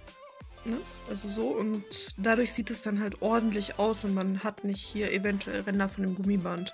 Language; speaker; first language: German; native; German